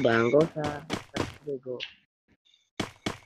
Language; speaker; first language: Indonesian; native; Indonesian